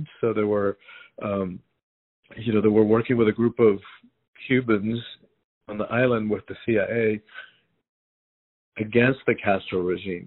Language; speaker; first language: English; early bilingual, other home language; Spanish